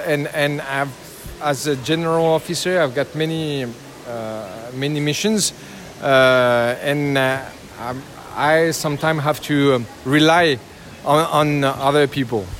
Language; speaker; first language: English; non-native, learner; French